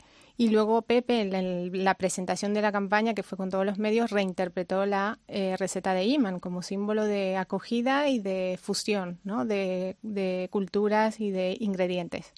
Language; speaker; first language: Spanish; native; Spanish